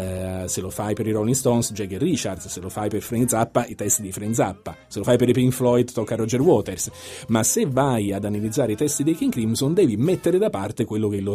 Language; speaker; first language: Italian; native; Italian